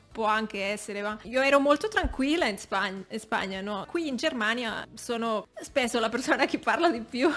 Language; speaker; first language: Italian; non-native, fluent; Catalan